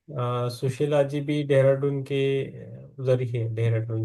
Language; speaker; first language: Hindi; native; Hindi